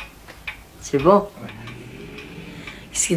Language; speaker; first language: French; non-native, learner; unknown